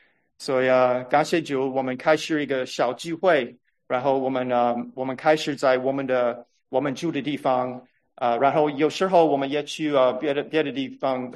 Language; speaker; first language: Chinese; non-native, fluent; English